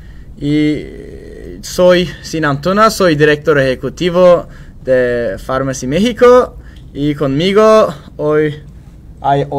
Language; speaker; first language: Spanish; non-native, learner; Turkish